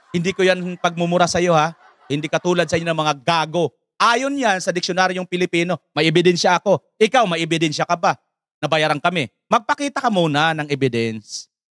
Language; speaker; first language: Filipino; native; Filipino